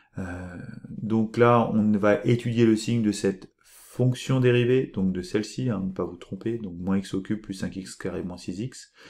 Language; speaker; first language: French; native; French